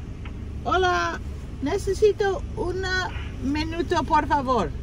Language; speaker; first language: Spanish; non-native, learner; English